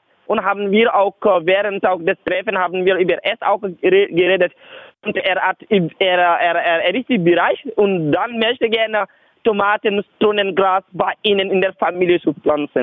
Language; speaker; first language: German; non-native, learner; Bambara